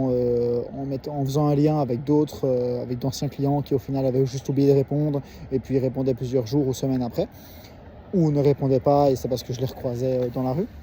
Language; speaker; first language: French; native; French